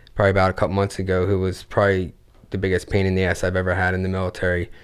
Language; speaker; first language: English; native; English